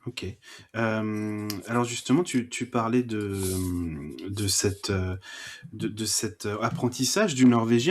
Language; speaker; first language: French; native; French